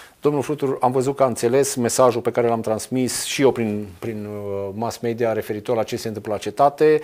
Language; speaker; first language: Romanian; native; Romanian